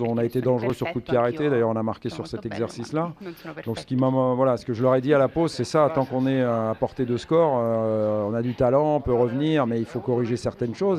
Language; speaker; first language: French; native; French